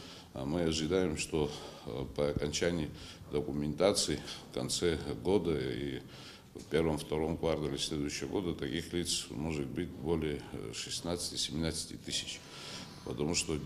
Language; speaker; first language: Russian; non-native, local second language; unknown